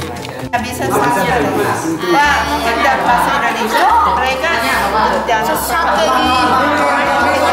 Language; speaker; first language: Indonesian; non-native, learner; English